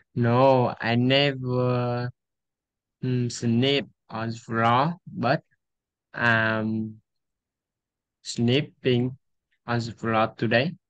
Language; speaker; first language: English; non-native, learner; Vietnamese